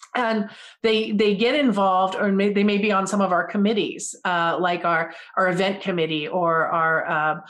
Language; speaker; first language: English; native; English